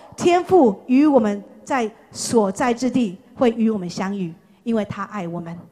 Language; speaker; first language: Chinese; non-native, fluent; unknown